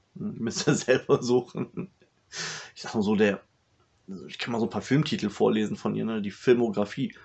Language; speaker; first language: German; native; German